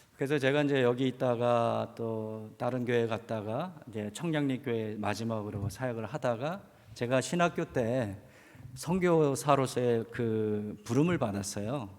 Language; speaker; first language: Korean; native; Korean